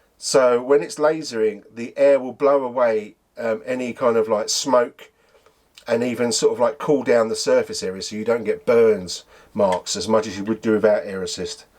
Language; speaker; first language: English; native; English